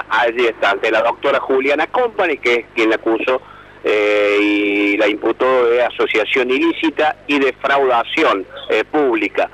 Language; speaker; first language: Spanish; native; Spanish